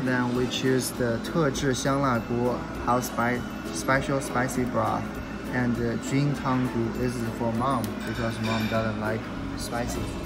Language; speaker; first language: English; non-native, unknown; Chinese